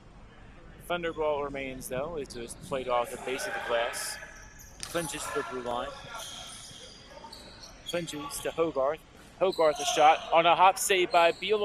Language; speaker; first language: English; native; English